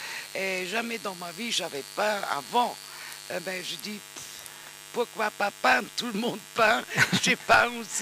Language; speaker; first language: French; non-native, fluent; German